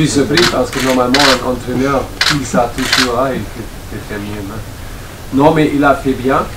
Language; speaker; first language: French; non-native, learner; German